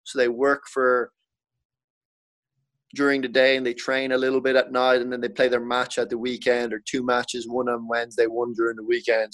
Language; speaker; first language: English; native; English